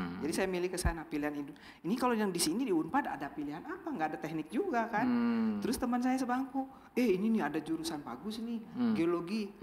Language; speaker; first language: Indonesian; native; Indonesian